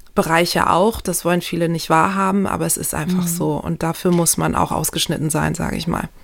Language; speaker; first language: German; early bilingual, other home language; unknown